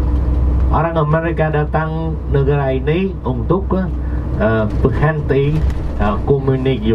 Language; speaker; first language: Indonesian; non-native, learner; Vietnamese